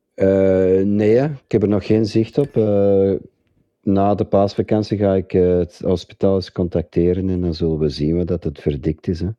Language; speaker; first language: Dutch; native; Dutch